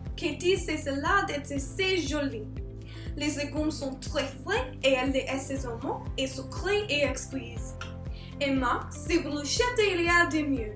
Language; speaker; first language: French; non-native, learner; English